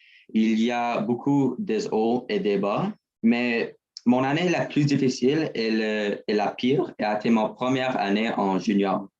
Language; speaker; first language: French; non-native, learner; English